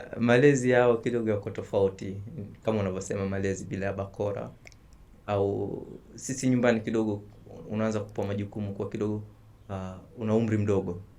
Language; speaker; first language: Swahili; native; Swahili